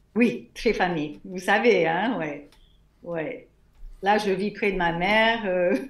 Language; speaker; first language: French; native; French